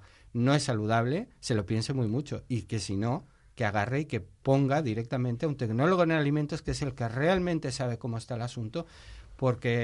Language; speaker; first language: Spanish; native; Spanish